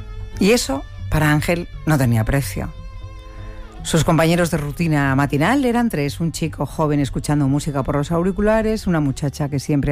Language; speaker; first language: Spanish; native; Spanish